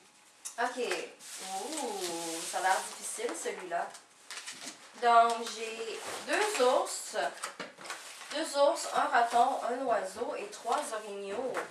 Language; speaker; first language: French; native; French